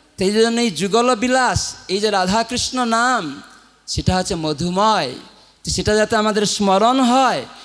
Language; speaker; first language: Bangla; non-native, fluent; Odia